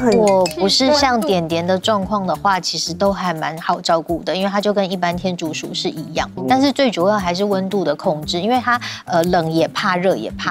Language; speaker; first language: Chinese; native; Chinese